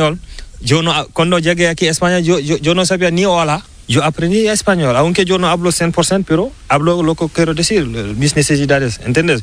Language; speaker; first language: Spanish; non-native, learner; Fula